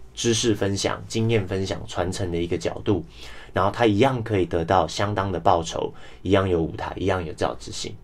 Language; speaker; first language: Chinese; non-native, local second language; English